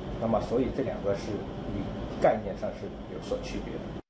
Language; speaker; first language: Chinese; native; Chinese